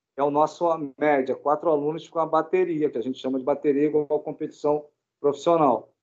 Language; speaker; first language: Portuguese; native; Portuguese